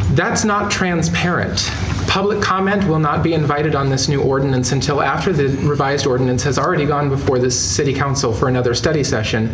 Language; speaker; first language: English; native; English